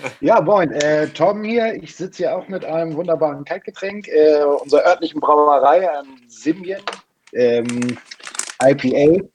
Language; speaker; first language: German; native; German